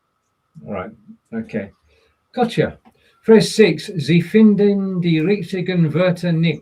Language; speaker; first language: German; non-native, learner; English